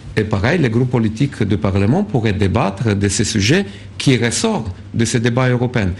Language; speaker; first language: French; non-native, fluent; Romanian